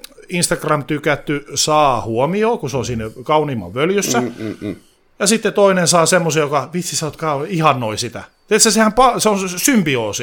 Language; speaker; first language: Finnish; native; Finnish